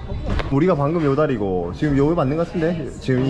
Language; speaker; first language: Korean; native; Korean